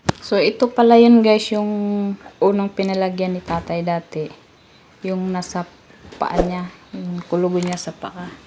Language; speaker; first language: Filipino; native; Filipino